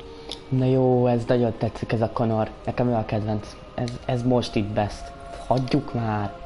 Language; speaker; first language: Hungarian; native; Hungarian